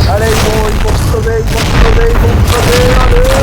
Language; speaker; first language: French; native; French